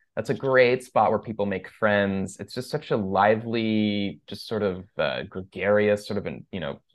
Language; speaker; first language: English; early bilingual, other home language; Persian